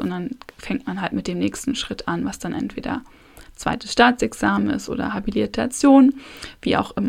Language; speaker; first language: German; native; German